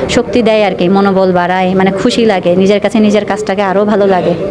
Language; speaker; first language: Bangla; native; Bangla